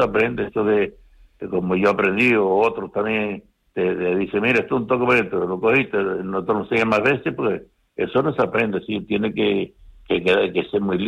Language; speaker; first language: Spanish; native; Spanish